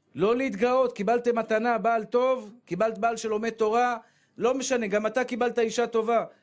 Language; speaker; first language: Hebrew; native; Hebrew